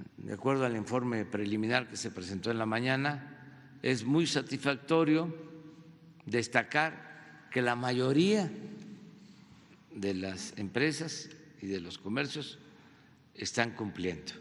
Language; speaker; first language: Spanish; native; Spanish